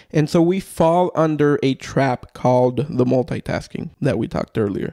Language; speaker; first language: English; early bilingual, other home language; Spanish